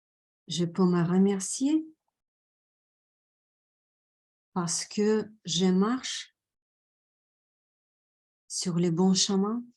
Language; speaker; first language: French; non-native, fluent; Russian